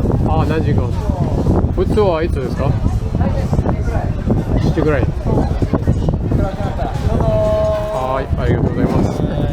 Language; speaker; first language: Japanese; non-native, learner; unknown